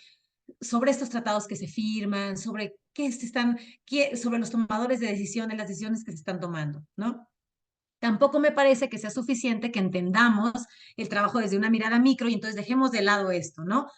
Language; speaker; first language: Spanish; native; Spanish